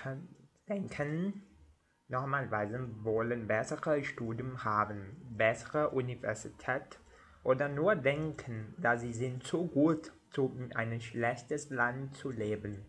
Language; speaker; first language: German; non-native, learner; Portuguese